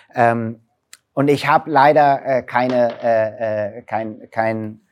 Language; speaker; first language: German; non-native, fluent; English